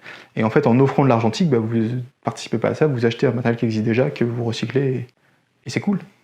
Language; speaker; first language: French; native; French